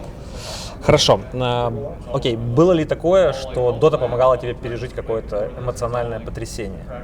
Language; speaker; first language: Russian; native; Russian